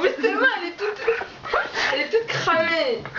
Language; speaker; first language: French; native; French